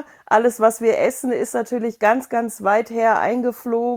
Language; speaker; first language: German; native; German